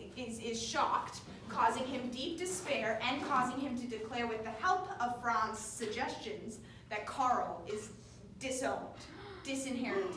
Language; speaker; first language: English; native; English